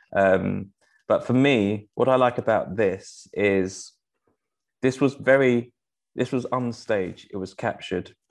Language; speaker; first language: English; native; English